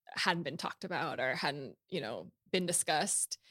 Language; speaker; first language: English; native; English